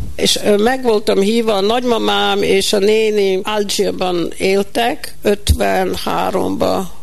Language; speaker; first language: Hungarian; early bilingual, heritage; Hungarian